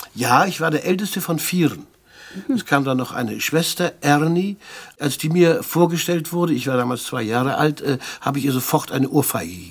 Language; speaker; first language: German; native; German